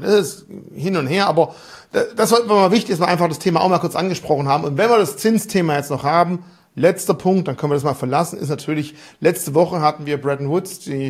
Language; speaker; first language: German; native; German